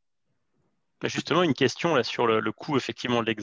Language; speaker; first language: French; native; French